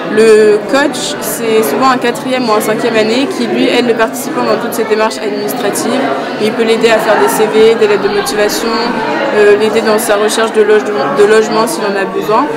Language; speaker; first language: French; native; French